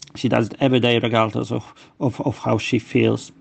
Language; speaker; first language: English; non-native, fluent; Polish